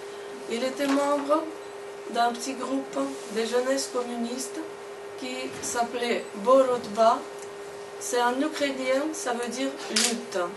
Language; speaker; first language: French; non-native, fluent; Russian